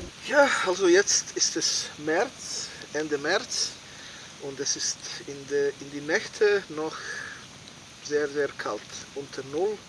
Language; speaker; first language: German; non-native, fluent; Serbian